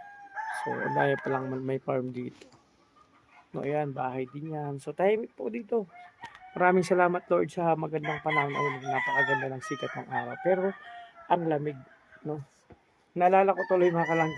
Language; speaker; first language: Filipino; non-native, local second language; Cebuano